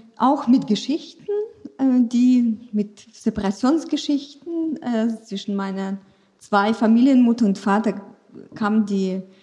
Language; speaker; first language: German; non-native, fluent; Ukrainian